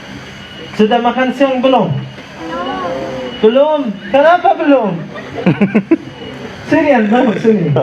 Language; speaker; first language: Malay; non-native, fluent; Arabic